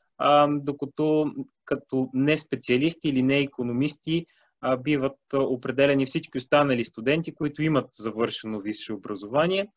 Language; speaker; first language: Bulgarian; native; Bulgarian